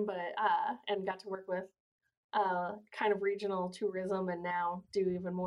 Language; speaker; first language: English; native; English